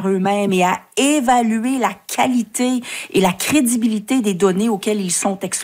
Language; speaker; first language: French; native; French